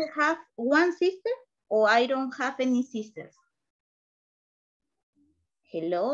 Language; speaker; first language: English; non-native, learner; Spanish